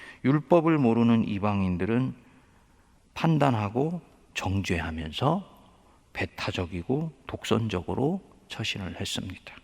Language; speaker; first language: Korean; native; Korean